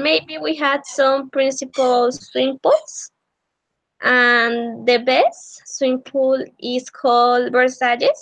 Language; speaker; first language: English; non-native, learner; Spanish